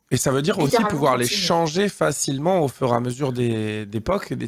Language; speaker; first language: French; native; French